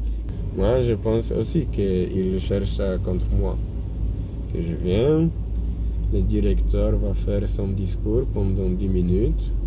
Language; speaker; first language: French; non-native, learner; Polish